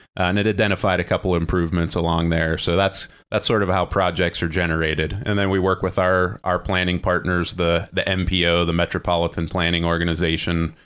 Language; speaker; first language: English; native; English